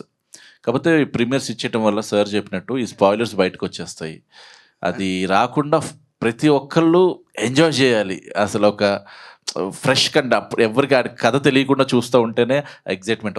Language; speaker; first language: Telugu; native; Telugu